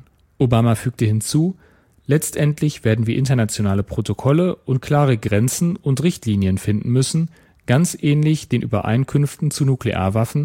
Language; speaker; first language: German; native; German